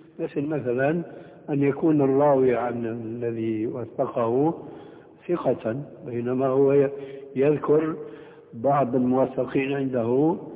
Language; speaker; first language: Arabic; early bilingual, other home language; Albanian